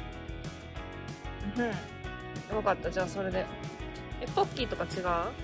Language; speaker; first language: Japanese; native; Japanese